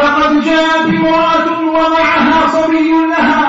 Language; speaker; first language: Arabic; native; Arabic